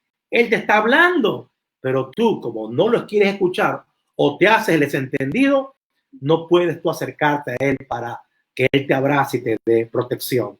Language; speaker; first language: Spanish; native; Spanish